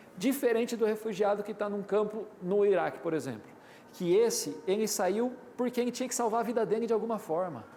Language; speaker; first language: Portuguese; native; Portuguese